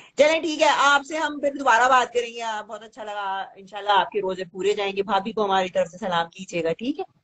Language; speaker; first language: Urdu; native; Urdu